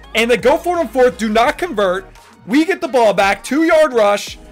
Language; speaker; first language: English; native; English